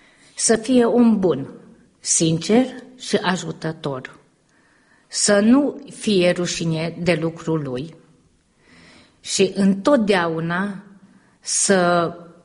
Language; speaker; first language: Romanian; early bilingual, heritage; Romanian